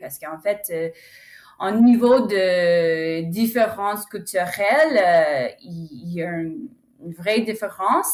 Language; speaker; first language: French; non-native, fluent; English